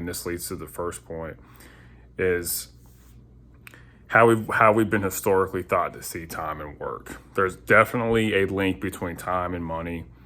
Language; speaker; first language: English; native; English